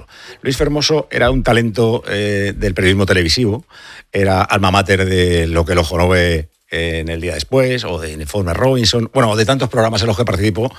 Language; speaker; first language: Spanish; native; Spanish